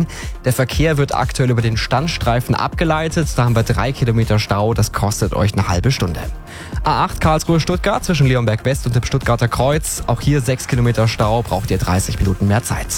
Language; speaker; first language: German; native; German